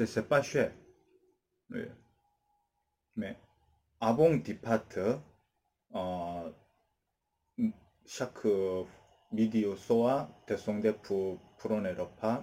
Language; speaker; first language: French; non-native, learner; Korean